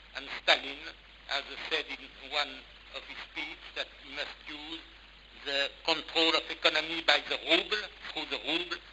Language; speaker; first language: English; non-native, fluent; French